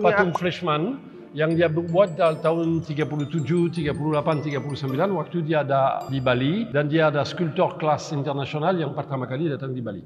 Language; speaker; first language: Indonesian; non-native, fluent; French